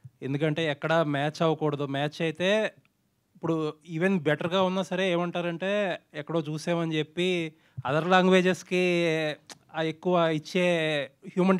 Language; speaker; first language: Telugu; native; Telugu